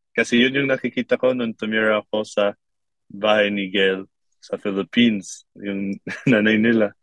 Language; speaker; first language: Filipino; non-native, fluent; English